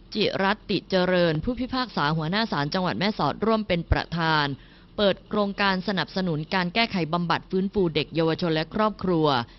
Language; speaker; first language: Thai; native; Thai